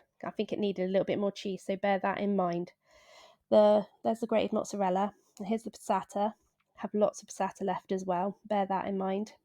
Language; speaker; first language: English; native; English